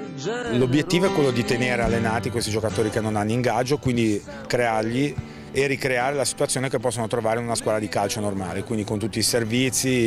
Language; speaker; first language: Italian; native; Italian